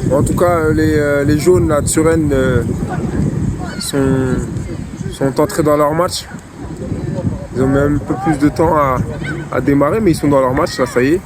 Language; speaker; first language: French; native; French